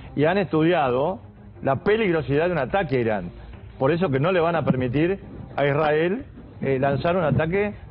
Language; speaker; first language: Spanish; native; Spanish